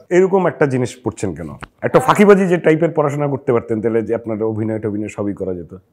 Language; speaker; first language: Bangla; native; Bangla